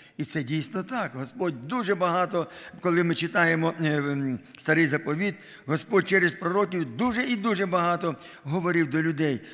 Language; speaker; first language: Ukrainian; non-native, local second language; Russian